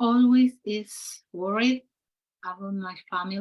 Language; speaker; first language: English; non-native, learner; Spanish